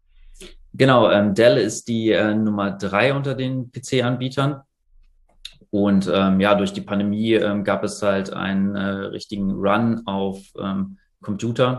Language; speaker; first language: German; native; German